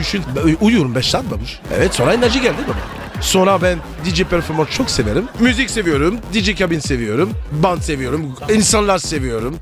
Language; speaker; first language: Turkish; non-native, learner; French